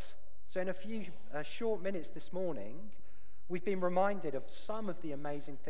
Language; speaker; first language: English; native; English